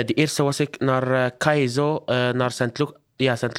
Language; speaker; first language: Dutch; non-native, learner; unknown